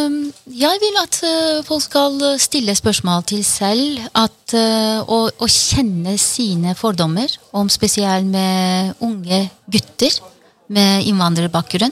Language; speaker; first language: Norwegian; non-native, fluent; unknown